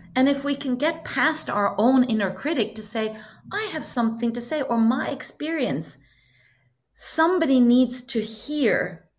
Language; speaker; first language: English; non-native, fluent; Norwegian